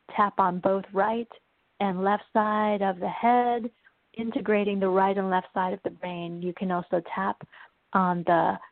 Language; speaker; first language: English; native; English